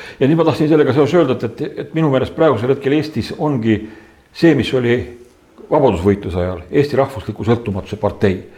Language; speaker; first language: Estonian; native; Estonian